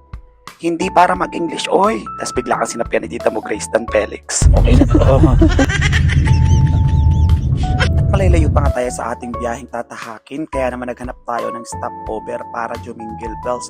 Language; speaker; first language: Filipino; native; Filipino